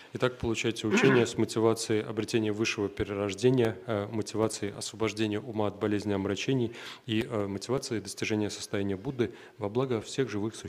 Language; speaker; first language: Russian; native; Russian